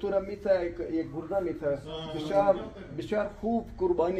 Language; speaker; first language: Persian; non-native, learner; Pashto